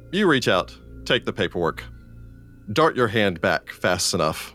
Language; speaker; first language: English; native; English